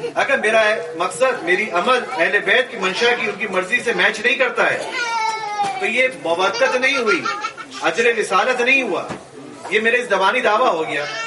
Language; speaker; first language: Urdu; native; Urdu